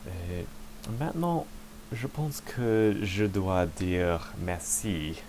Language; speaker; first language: French; non-native, learner; English